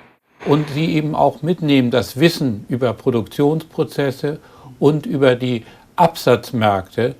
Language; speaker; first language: German; native; German